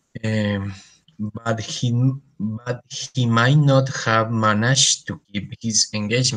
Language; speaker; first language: English; non-native, learner; Spanish